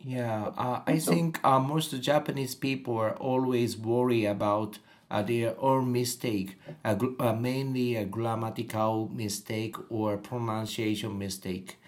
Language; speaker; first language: English; non-native, learner; Japanese